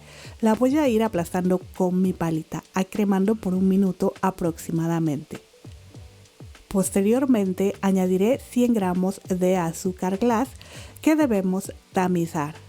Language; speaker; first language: Spanish; native; Spanish